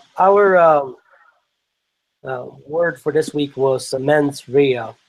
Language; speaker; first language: English; non-native, fluent; Swedish